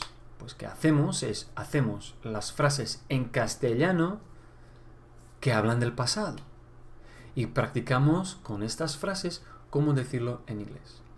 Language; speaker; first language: Spanish; non-native, fluent; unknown